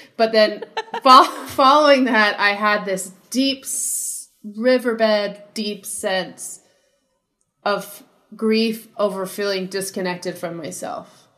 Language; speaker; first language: English; native; English